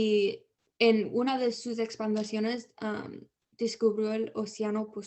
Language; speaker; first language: Spanish; early bilingual, heritage; Spanish